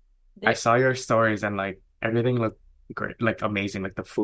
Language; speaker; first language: English; native; English